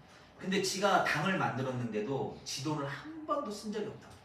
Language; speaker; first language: Korean; native; Korean